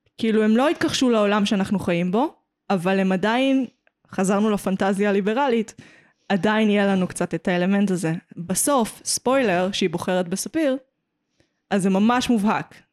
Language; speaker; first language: Hebrew; native; Hebrew